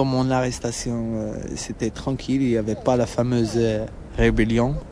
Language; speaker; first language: French; non-native, local second language; Arabic